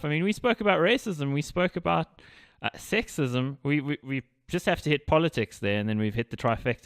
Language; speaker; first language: English; native; English